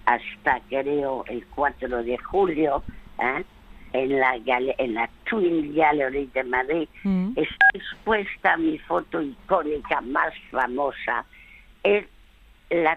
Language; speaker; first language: Spanish; early bilingual, other home language; French